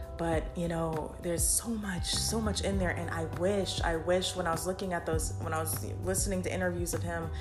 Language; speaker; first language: English; native; English